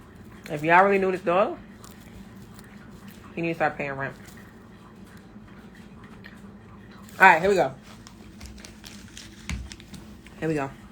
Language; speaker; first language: English; native; English